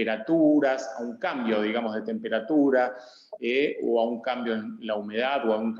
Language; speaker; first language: Spanish; native; Spanish